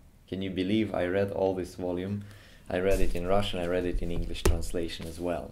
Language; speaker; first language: English; non-native, fluent; Ukrainian